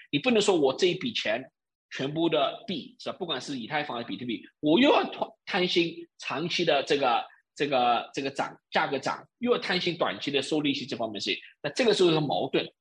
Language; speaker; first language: Chinese; early bilingual, heritage; Chinese